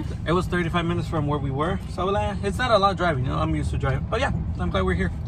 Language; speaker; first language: English; early bilingual, other home language; Spanish